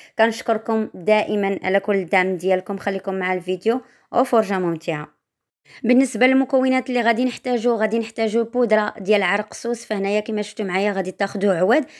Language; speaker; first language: Arabic; native; Arabic